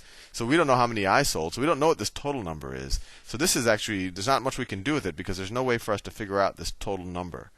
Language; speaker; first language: English; native; English